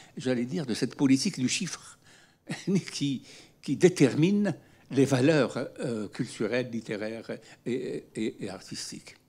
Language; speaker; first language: French; non-native, local second language; Arabic